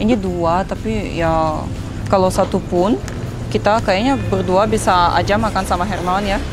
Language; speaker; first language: Indonesian; non-native, fluent; Russian